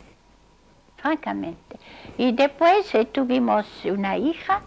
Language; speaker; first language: Spanish; non-native, fluent; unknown